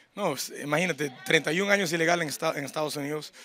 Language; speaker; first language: Spanish; native; Spanish